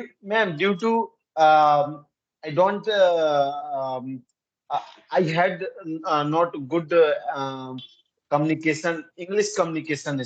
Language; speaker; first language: English; non-native, learner; Hindi